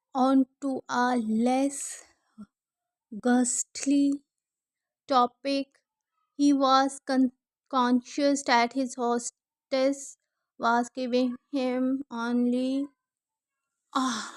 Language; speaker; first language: English; non-native, learner; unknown